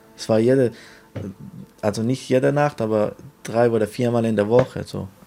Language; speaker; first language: German; non-native, learner; Persian